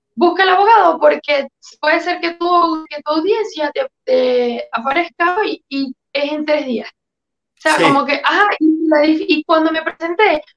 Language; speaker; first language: Spanish; native; Spanish